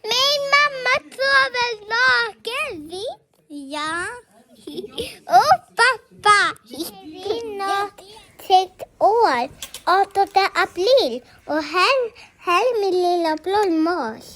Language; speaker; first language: Swedish; early bilingual, other home language; Mongolian